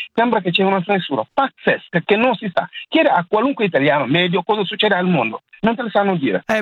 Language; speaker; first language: Italian; non-native, fluent; Wolof